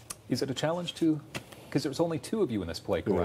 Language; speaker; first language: English; native; English